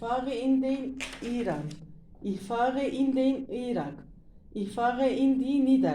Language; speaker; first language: German; non-native, learner; Turkish